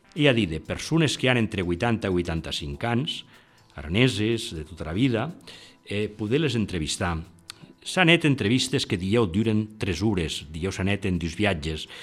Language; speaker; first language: Catalan; non-native, local second language; Occitan